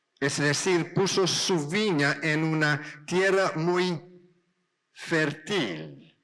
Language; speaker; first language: Spanish; non-native, learner; English